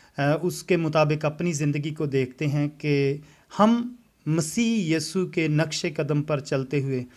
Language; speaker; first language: Urdu; non-native, local second language; Punjabi